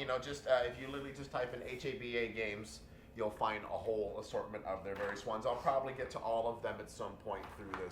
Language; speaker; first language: English; native; English